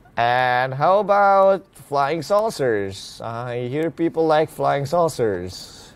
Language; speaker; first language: English; non-native, fluent; Hungarian